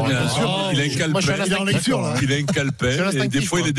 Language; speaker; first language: French; native; French